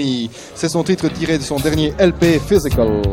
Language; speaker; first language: French; native; French